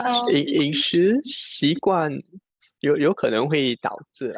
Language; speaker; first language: Chinese; native; Chinese